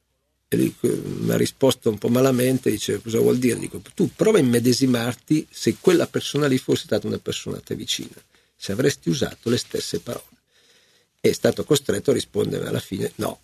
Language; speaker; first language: Italian; native; Italian